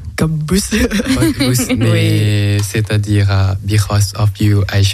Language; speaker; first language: French; non-native, learner; Thai